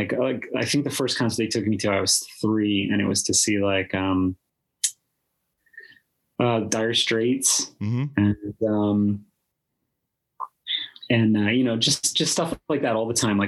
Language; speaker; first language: English; native; English